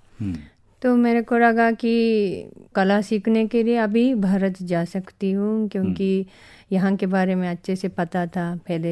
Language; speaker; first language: Hindi; non-native, fluent; Japanese